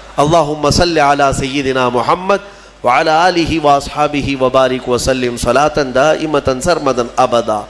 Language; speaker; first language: Urdu; native; Urdu